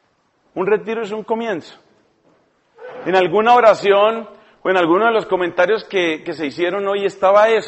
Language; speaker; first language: Spanish; native; Spanish